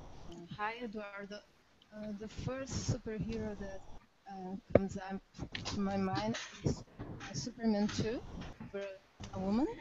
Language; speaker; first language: English; non-native, learner; Portuguese